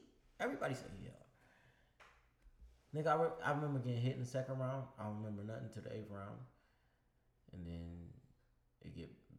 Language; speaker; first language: English; native; English